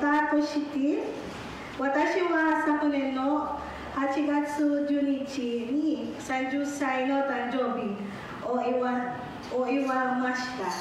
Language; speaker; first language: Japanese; non-native, learner; Filipino